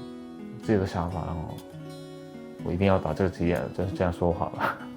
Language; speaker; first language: Chinese; non-native, fluent; Korean